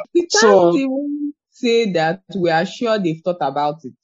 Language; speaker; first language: English; non-native, local second language; Yoruba